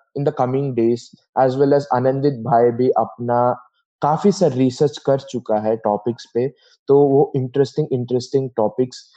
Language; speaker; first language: Hindi; non-native, local second language; Bangla